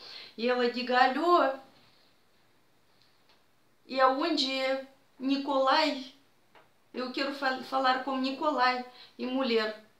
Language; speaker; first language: Portuguese; non-native, fluent; Russian